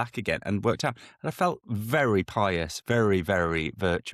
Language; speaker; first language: English; native; English